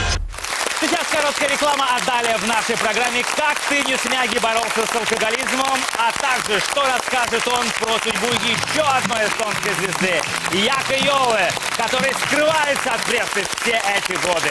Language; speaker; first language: Russian; native; Russian